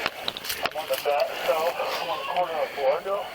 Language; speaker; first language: English; native; English